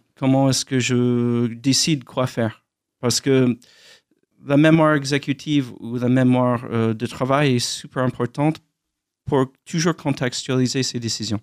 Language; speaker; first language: French; non-native, fluent; English